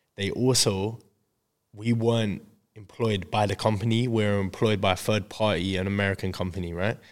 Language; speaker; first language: English; native; English